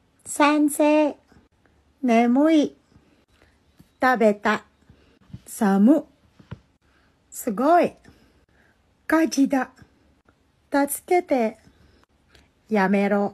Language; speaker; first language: Japanese; non-native, fluent; Filipino